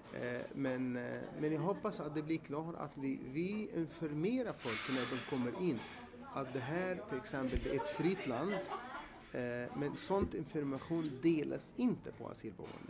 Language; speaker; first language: Swedish; non-native, fluent; Arabic